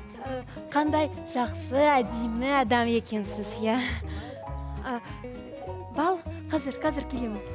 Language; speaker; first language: Kazakh; non-native, local second language; Russian